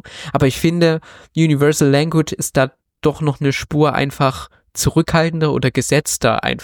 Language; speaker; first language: German; native; German